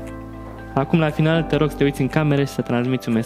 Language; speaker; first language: Romanian; native; Romanian